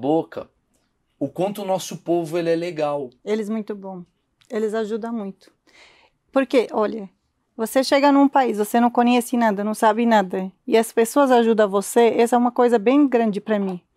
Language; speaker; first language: Portuguese; non-native, learner; Arabic